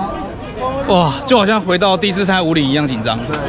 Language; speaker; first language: Chinese; native; Chinese